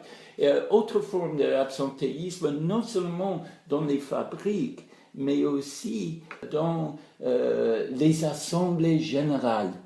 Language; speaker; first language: French; non-native, fluent; English